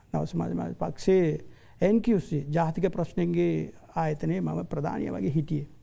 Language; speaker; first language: Sinhala; non-native, local second language; Tamil